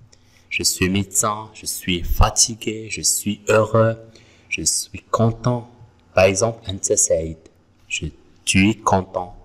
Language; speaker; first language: French; non-native, local second language; Arabic